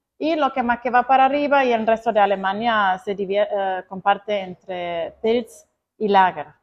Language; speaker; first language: Spanish; non-native, fluent; Croatian